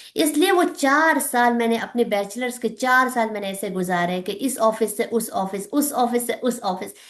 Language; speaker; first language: Urdu; non-native, local second language; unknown